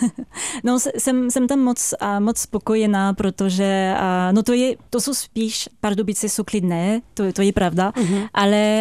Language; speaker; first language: Czech; non-native, fluent; French